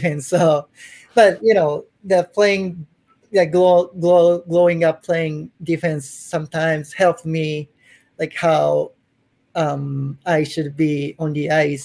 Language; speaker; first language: English; non-native, fluent; Japanese